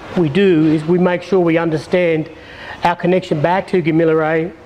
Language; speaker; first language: English; native; English